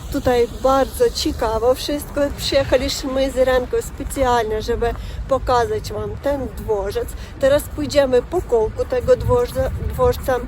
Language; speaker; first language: Polish; non-native, learner; Ukrainian